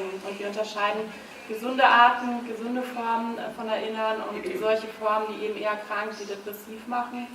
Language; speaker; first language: German; native; German